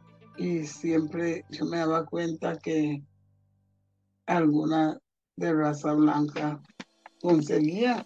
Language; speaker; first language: Spanish; non-native, local second language; Jamaican Creole English